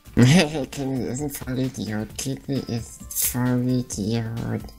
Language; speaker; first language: German; native; German